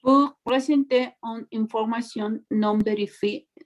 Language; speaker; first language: French; non-native, learner; Spanish